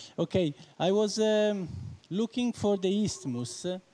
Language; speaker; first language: English; non-native, fluent; Italian